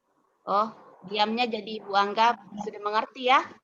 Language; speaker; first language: Indonesian; non-native, local second language; Buginese